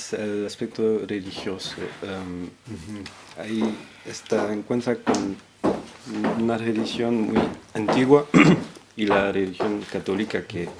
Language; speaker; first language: Spanish; non-native, fluent; French